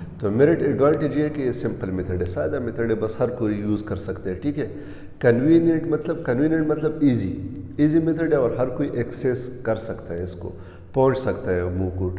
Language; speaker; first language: Urdu; non-native, local second language; Pashto